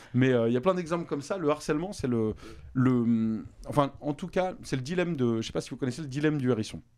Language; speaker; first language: French; native; French